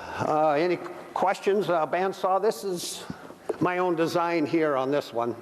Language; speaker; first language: English; native; English